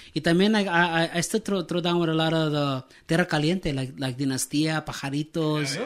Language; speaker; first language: English; native; English